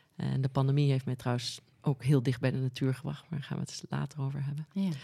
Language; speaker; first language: Dutch; native; Dutch